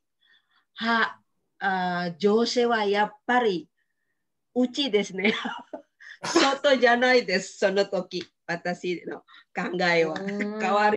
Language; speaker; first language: Japanese; non-native, fluent; Indonesian